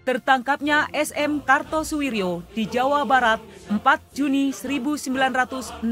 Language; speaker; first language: Indonesian; native; Indonesian